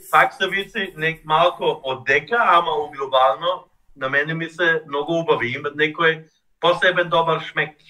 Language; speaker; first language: Macedonian; non-native, fluent; German